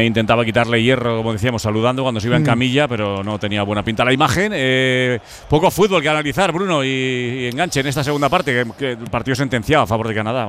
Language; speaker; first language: Spanish; native; Spanish